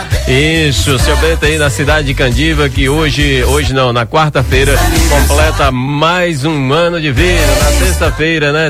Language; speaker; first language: Portuguese; native; Portuguese